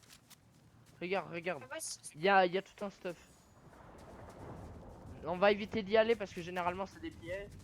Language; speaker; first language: French; native; French